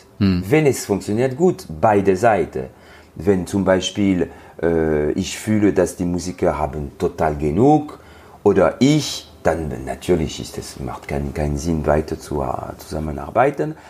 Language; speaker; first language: German; non-native, learner; French